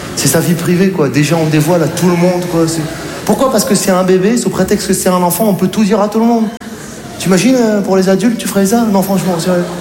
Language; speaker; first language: French; native; French